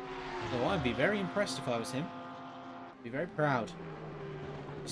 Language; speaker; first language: English; native; English